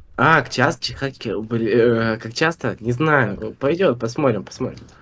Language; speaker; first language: Russian; native; Russian